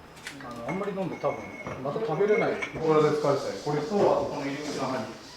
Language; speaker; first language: Japanese; native; Japanese